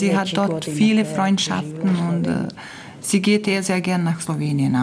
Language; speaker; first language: German; non-native, fluent; Croatian